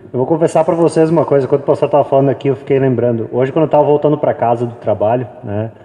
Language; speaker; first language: Portuguese; native; Portuguese